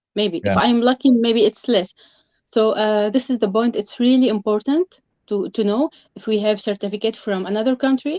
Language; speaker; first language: English; non-native, learner; Arabic